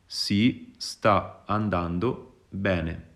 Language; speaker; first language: Italian; non-native, fluent; Wolof